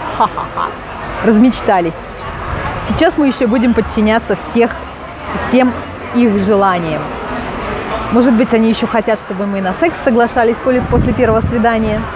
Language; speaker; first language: Russian; native; Russian